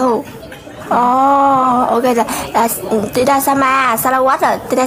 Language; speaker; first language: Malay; non-native, learner; Vietnamese